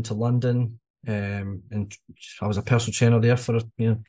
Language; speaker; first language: English; native; English